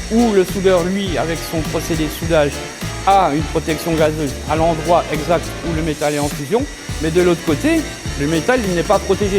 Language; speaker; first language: French; native; French